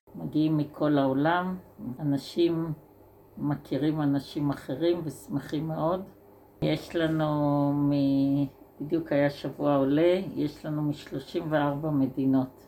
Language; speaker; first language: Hebrew; native; Hebrew